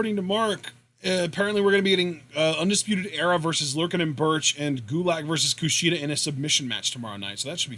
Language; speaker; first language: English; native; English